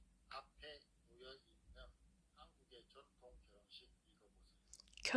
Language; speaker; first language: Korean; native; Korean